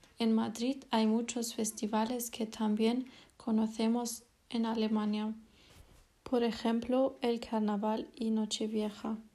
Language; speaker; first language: Spanish; non-native, learner; German